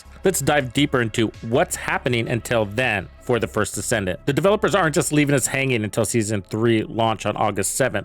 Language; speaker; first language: English; native; English